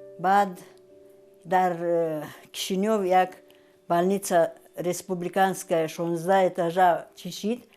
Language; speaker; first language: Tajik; non-native, fluent; Romanian